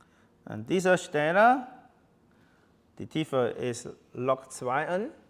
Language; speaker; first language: German; non-native, learner; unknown